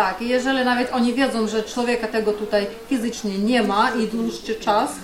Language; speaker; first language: Polish; non-native, fluent; Ukrainian